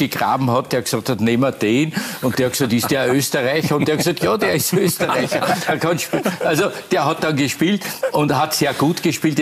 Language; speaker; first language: German; native; German